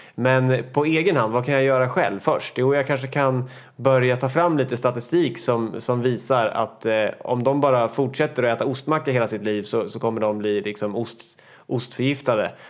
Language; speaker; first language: Swedish; native; Swedish